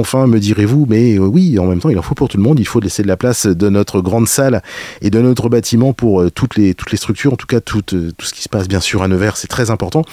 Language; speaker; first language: French; native; French